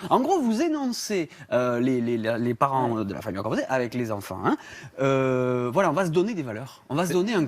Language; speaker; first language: French; native; French